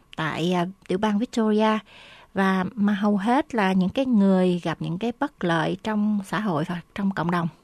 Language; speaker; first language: Vietnamese; native; Vietnamese